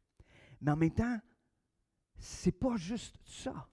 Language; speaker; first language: French; native; French